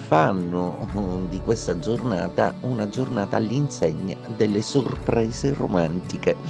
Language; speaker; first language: Italian; native; Italian